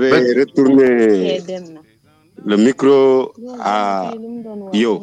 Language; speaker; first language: French; non-native, local second language; Wolof